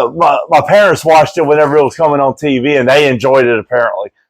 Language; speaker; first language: English; native; English